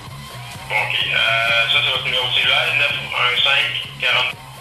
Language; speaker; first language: French; native; French